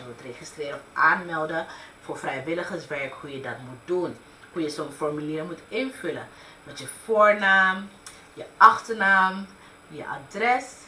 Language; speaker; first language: Dutch; early bilingual, other home language; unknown